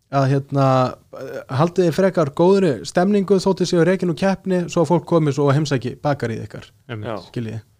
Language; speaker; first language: Icelandic; early bilingual, other home language; Portuguese